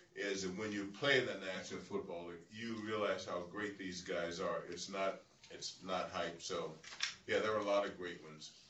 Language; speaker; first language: English; native; English